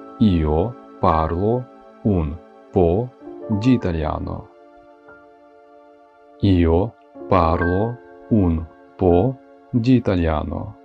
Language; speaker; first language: Italian; non-native, fluent; Ukrainian